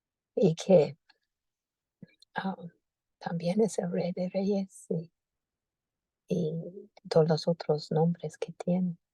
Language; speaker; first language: Spanish; non-native, fluent; English